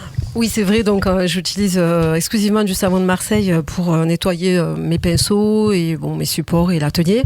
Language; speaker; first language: French; native; French